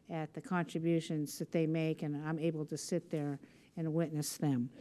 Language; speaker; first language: English; native; English